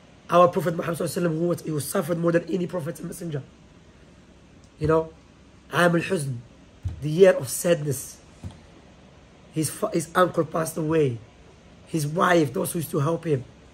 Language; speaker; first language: English; non-native, fluent; Arabic